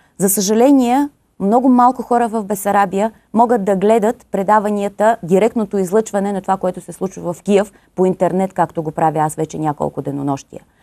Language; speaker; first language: Bulgarian; native; Bulgarian